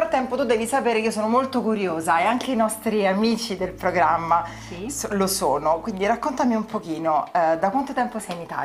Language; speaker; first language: Italian; native; Italian